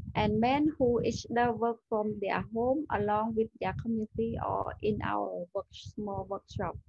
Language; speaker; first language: English; non-native, learner; Khmer